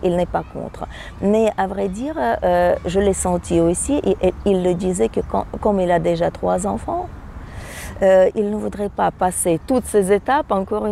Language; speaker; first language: French; non-native, fluent; Russian